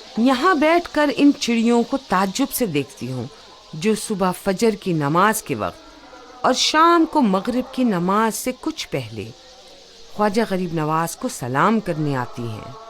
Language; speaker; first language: Urdu; native; Urdu